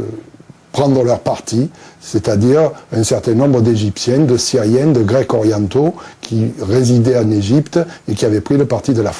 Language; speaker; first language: French; native; French